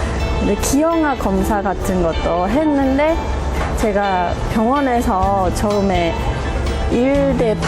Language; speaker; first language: Korean; non-native, fluent; English